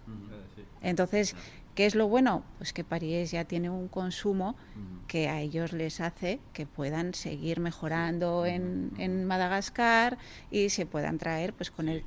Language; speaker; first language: Spanish; native; Spanish